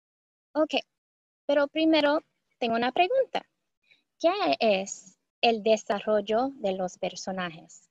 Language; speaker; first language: Spanish; early bilingual, heritage; Spanish